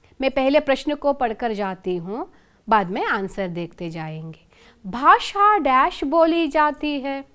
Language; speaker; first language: Hindi; non-native, local second language; Kannada